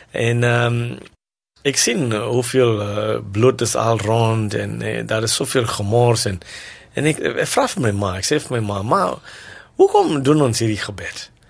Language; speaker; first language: Afrikaans; non-native, local second language; English